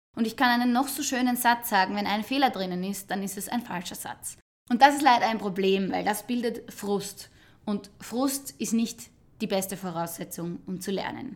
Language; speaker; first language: German; native; German